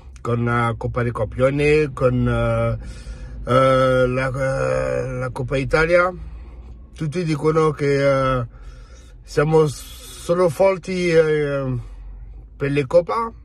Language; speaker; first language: Italian; non-native, fluent; French